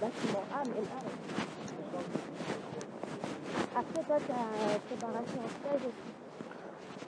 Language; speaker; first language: French; native; French